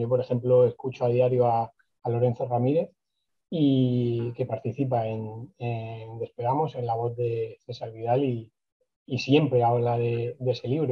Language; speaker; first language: Spanish; native; Spanish